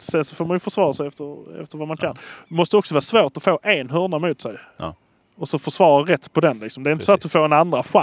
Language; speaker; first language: Swedish; native; Swedish